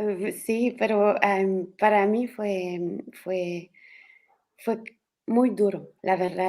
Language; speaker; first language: Spanish; non-native, learner; French